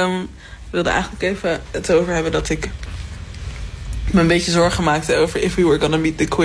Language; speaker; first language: Dutch; native; Dutch